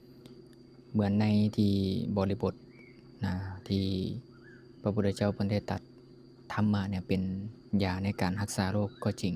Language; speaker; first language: Thai; non-native, local second language; Northeastern Thai